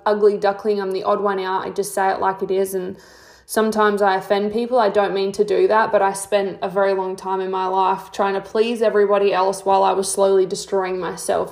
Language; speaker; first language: English; native; English